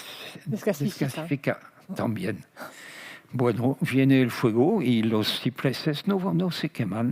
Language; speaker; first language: Spanish; non-native, fluent; French